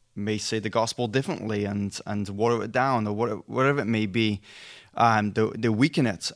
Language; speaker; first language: English; native; English